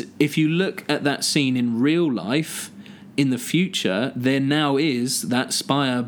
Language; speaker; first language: English; native; English